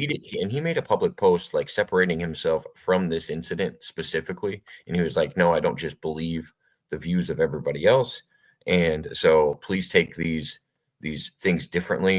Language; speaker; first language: English; native; English